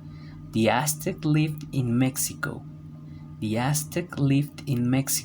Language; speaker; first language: English; non-native, fluent; Spanish